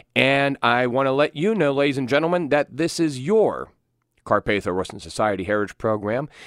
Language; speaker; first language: English; native; English